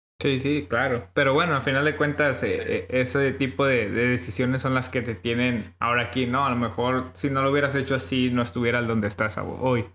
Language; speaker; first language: Spanish; native; Spanish